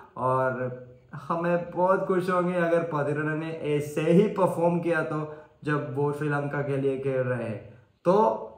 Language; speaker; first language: Hindi; non-native, learner; Sinhala